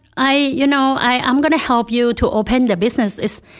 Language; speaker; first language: English; non-native, fluent; Thai